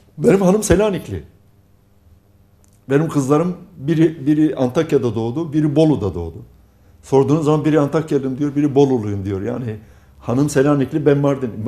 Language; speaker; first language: Turkish; non-native, local second language; Arabic